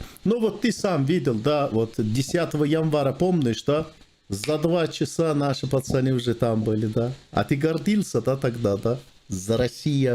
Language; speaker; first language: Russian; non-native, fluent; Armenian